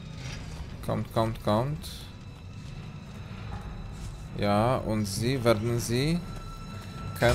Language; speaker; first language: German; non-native, learner; Polish